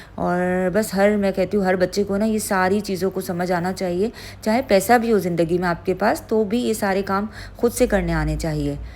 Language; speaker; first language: Urdu; native; Urdu